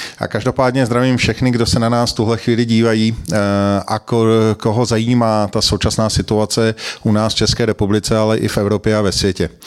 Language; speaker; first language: Czech; native; Czech